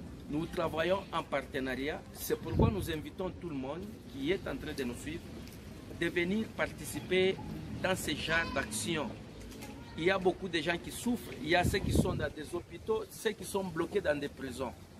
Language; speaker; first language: French; non-native, local second language; Lingala